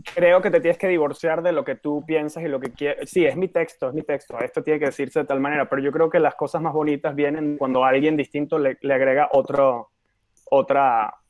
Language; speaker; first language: Spanish; native; Spanish